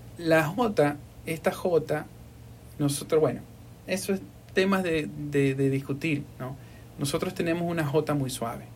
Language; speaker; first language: Spanish; native; Spanish